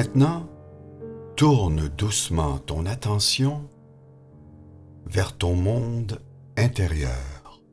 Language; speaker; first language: French; native; French